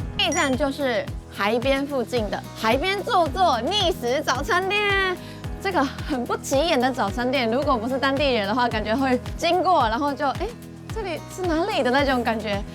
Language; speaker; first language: Chinese; non-native, fluent; Japanese